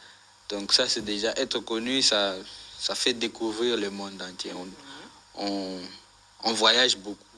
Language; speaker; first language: French; non-native, local second language; Swahili